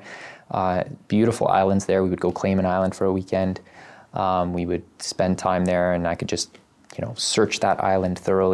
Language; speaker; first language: English; native; English